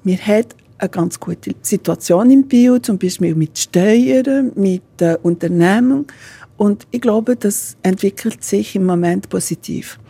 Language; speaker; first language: German; non-native, fluent; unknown